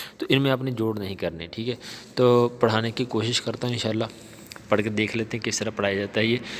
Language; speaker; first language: Urdu; non-native, local second language; Punjabi